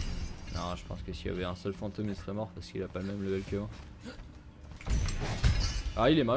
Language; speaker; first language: French; native; French